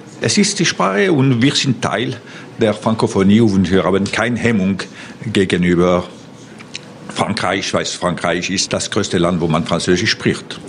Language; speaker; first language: German; non-native, local second language; French